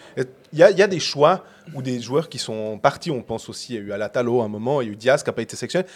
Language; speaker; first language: French; native; French